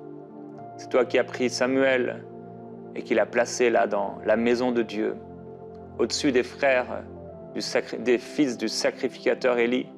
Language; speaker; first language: French; native; French